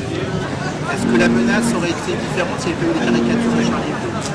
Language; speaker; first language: French; native; French